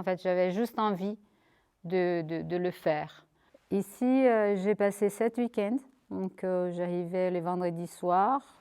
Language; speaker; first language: French; non-native, fluent; Portuguese